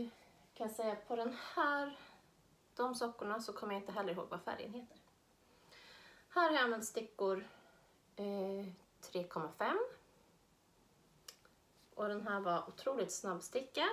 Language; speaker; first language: Swedish; native; Swedish